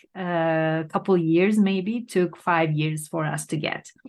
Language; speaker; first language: English; non-native, fluent; Turkish